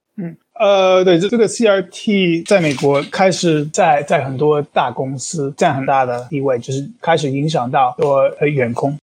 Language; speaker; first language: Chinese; non-native, fluent; English